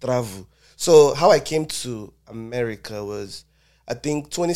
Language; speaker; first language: English; non-native, local second language; Igbo